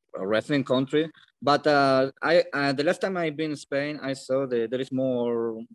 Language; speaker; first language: English; non-native, learner; Spanish